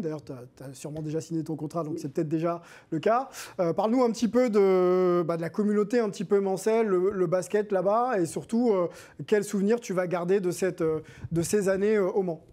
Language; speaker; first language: French; native; French